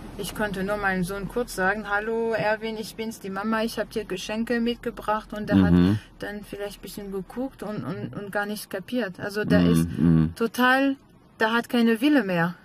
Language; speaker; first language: German; non-native, fluent; French